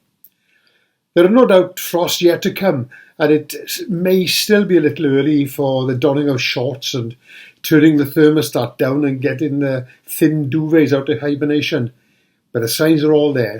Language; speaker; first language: English; native; English